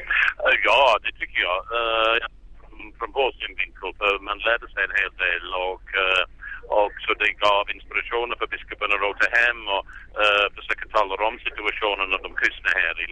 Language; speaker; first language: Swedish; non-native, fluent; English